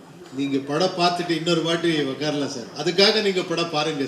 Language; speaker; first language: Tamil; non-native, fluent; Kannada